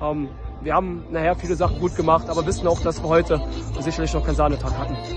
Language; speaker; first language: German; native; German